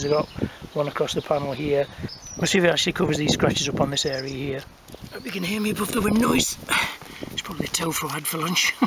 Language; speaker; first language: English; native; English